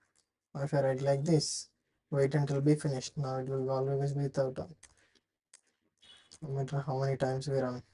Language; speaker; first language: English; non-native, fluent; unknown